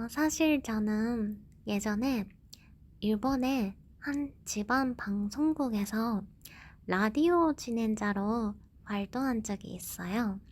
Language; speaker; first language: Korean; non-native, fluent; Japanese